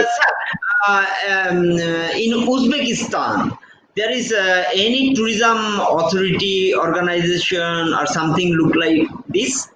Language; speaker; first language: English; non-native, fluent; Bangla